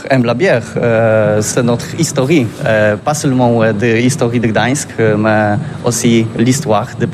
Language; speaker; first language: French; non-native, learner; Polish